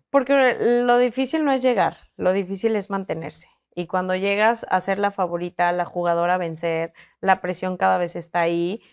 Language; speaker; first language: Spanish; native; Spanish